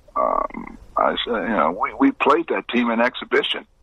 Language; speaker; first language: English; native; English